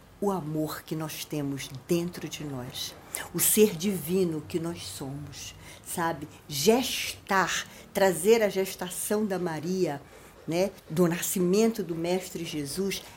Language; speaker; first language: Portuguese; native; Portuguese